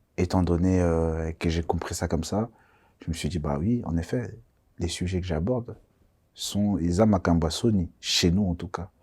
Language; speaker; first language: French; early bilingual, other home language; Kongo